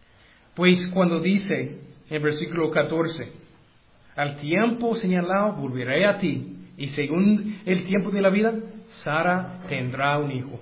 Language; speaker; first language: Spanish; non-native, learner; English